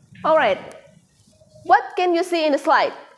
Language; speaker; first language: English; non-native, fluent; Indonesian